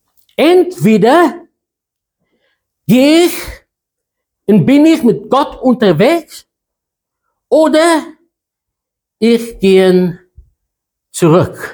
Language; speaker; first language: German; non-native, fluent; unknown